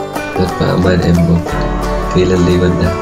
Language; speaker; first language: German; non-native, learner; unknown